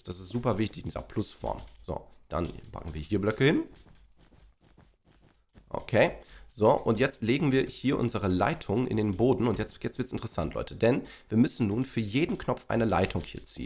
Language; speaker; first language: German; native; German